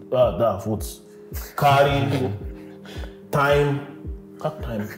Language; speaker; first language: Russian; non-native, learner; Yoruba